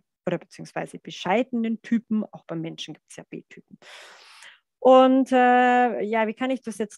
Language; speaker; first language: German; native; German